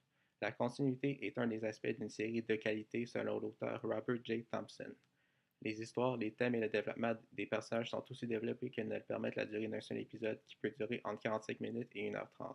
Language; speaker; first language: French; native; French